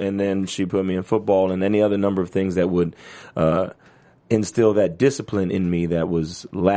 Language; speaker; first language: English; native; English